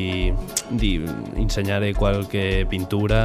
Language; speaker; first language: Italian; non-native, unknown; Spanish